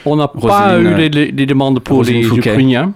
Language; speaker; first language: French; non-native, fluent; Dutch